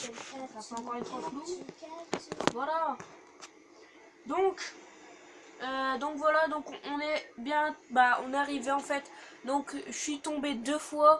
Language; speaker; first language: French; native; French